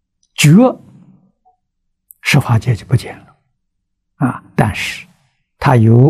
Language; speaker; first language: Chinese; native; Chinese